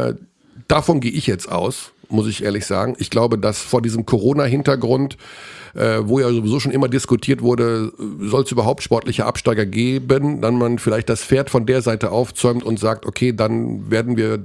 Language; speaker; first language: German; native; German